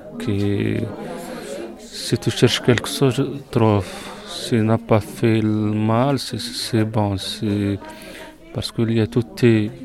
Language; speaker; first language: French; non-native, local second language; Arabic